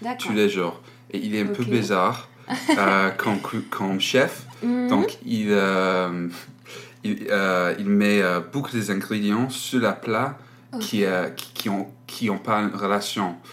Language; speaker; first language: French; non-native, learner; English